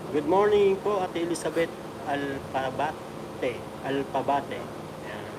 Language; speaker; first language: Filipino; native; Filipino